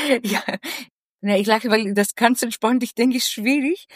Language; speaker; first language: German; non-native, fluent; Greek